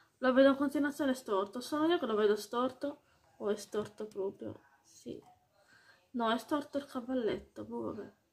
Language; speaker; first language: Italian; early bilingual, heritage; Italian